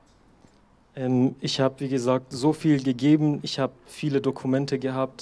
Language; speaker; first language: German; non-native, fluent; Persian